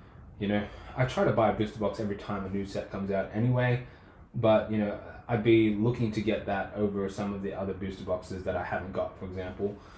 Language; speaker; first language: English; native; English